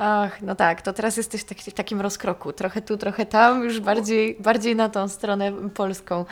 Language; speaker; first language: Polish; native; Polish